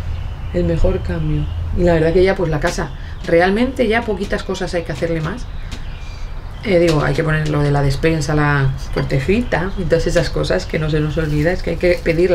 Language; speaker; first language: Spanish; native; Spanish